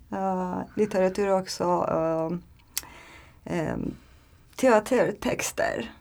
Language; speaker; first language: Swedish; non-native, learner; Turkish